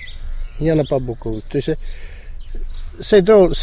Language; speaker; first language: French; non-native, local second language; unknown